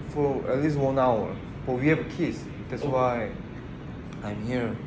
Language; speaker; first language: English; non-native, learner; Korean